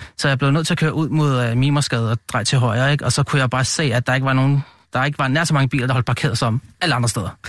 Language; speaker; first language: Danish; early bilingual, other home language; Arabic